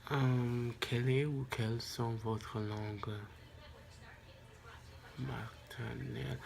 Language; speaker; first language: French; non-native, local second language; English